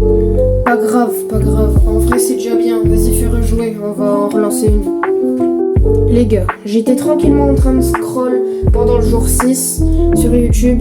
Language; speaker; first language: French; native; French